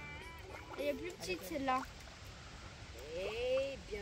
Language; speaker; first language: French; native; French